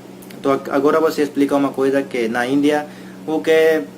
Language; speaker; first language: Portuguese; non-native, learner; Hindi